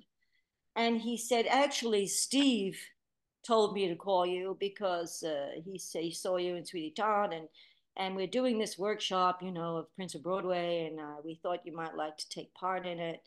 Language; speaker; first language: English; native; English